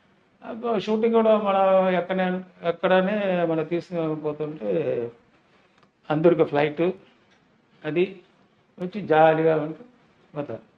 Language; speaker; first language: Telugu; non-native, learner; Tamil